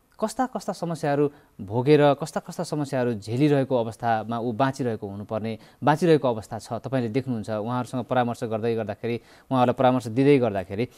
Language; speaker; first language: Nepali; native; Nepali